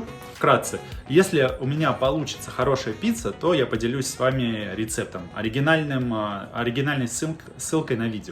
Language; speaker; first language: Russian; native; Russian